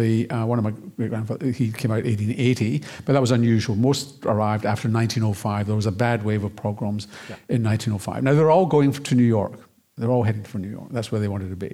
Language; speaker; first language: English; native; English